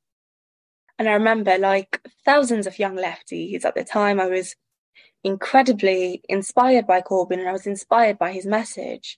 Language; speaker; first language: English; native; English